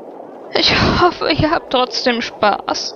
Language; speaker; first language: German; native; German